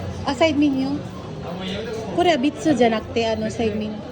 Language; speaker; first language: Japanese; non-native, learner; Filipino